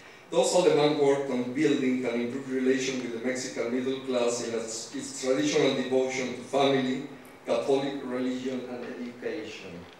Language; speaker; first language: English; non-native, fluent; Spanish